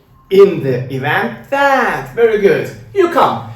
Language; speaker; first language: English; non-native, fluent; Turkish